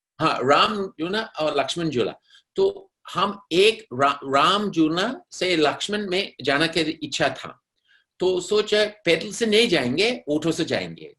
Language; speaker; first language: Hindi; non-native, fluent; English